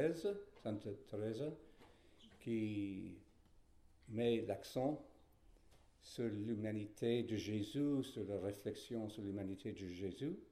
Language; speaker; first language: French; non-native, fluent; English